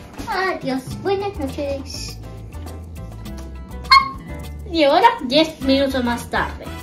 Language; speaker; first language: Spanish; early bilingual, heritage; Spanish